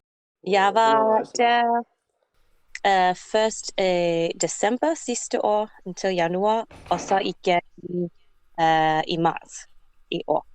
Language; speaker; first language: Danish; non-native, learner; English